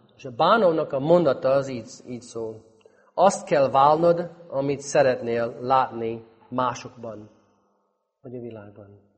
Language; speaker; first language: Hungarian; non-native, fluent; English